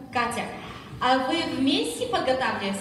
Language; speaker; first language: Russian; early bilingual, heritage; Russian